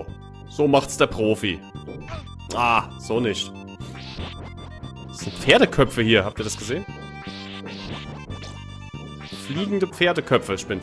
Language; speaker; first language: German; native; German